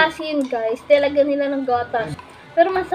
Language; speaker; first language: Filipino; native; Filipino